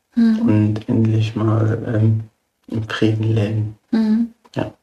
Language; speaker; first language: German; non-native, fluent; Arabic